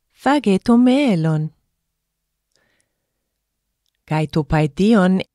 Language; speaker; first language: Greek; non-native, fluent; English